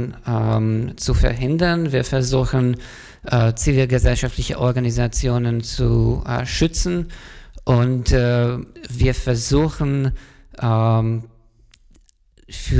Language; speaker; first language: German; non-native, fluent; Hungarian